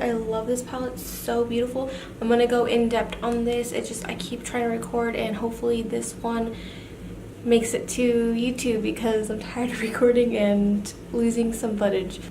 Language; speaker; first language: English; native; English